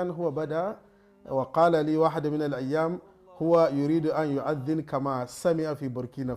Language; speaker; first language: Arabic; non-native, fluent; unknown